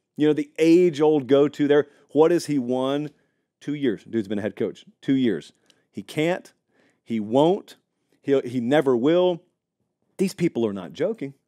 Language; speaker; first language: English; native; English